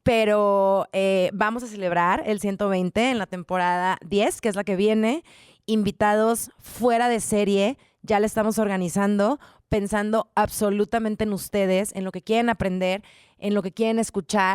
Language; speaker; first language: Spanish; native; Spanish